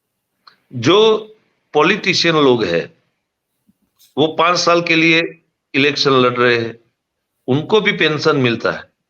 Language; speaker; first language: Hindi; non-native, local second language; Gujarati